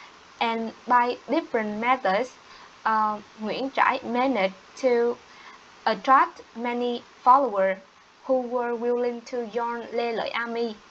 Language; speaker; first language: English; non-native, learner; Vietnamese